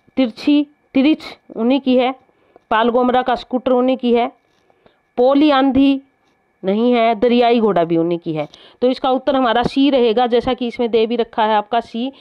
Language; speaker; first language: Hindi; native; Hindi